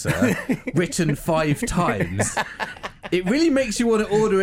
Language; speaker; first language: English; native; English